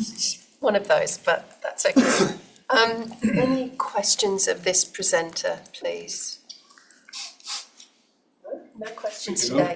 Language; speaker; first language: English; native; English